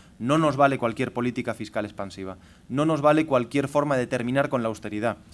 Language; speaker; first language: Spanish; native; Spanish